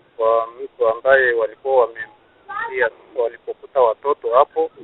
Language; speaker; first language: Swahili; native; Swahili